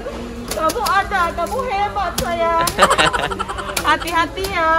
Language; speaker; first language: Indonesian; non-native, fluent; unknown